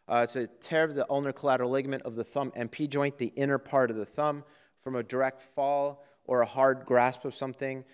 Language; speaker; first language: English; native; English